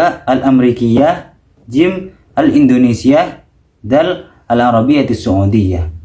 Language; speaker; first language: Arabic; non-native, learner; Indonesian